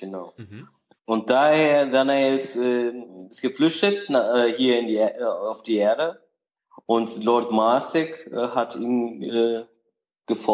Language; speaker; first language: German; non-native, learner; Portuguese